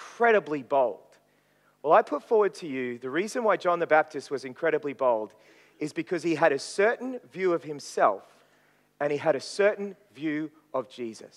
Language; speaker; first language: English; native; English